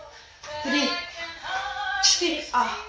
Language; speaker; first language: Italian; non-native, learner; Russian